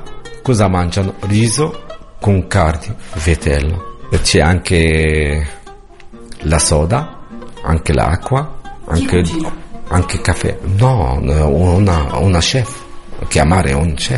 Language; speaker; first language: Italian; non-native, learner; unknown